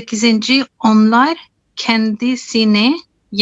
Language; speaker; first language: Turkish; non-native, learner; Urdu